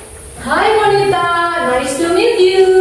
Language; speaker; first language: English; non-native, fluent; Indonesian